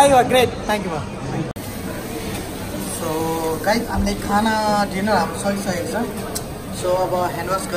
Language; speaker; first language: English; non-native, learner; Nepali